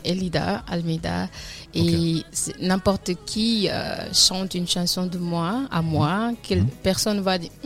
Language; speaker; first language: French; non-native, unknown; Kabuverdianu